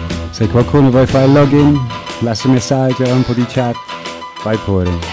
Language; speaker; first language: Italian; non-native, learner; English